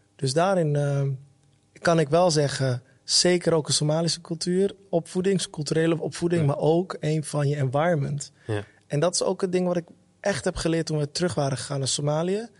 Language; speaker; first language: Dutch; early bilingual, other home language; Somali